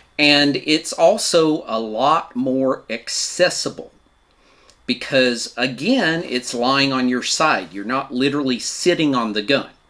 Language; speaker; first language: English; native; English